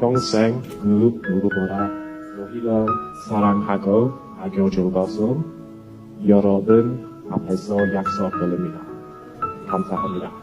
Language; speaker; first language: Korean; non-native, learner; English